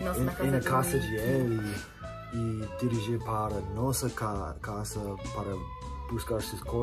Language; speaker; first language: Portuguese; non-native, learner; English